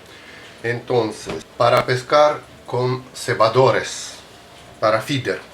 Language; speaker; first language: Spanish; non-native, fluent; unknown